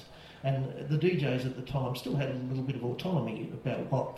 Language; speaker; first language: English; native; English